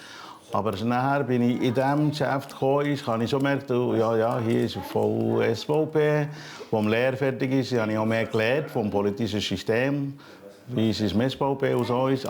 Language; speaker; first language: German; non-native, learner; Tamil